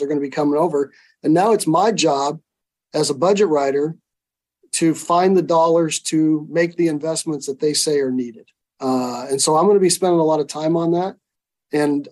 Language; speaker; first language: English; native; English